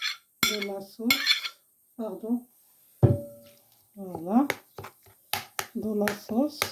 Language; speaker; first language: French; non-native, learner; Arabic